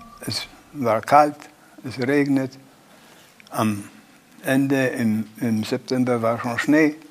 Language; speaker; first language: German; non-native, learner; Polish